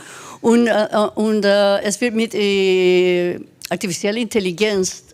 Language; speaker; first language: German; non-native, fluent; Spanish